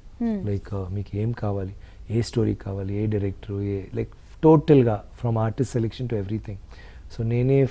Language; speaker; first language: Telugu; non-native, local second language; Tamil